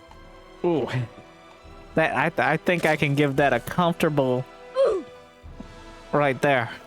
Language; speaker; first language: English; native; English